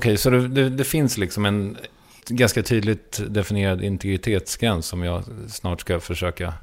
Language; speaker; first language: Swedish; native; Swedish